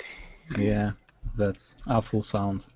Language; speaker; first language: English; non-native, learner; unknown